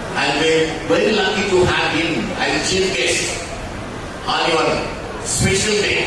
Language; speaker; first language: English; non-native, local second language; Telugu